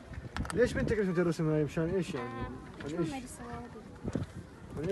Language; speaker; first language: Arabic; native; Arabic